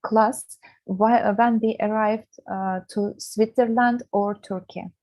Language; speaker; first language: English; non-native, fluent; Russian